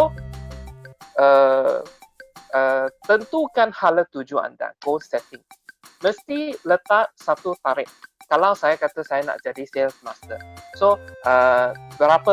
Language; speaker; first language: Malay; non-native, local second language; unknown